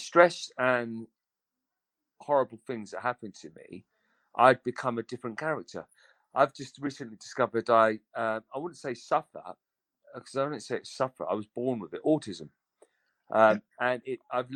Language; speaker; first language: English; native; English